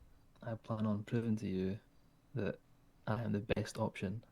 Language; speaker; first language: English; native; English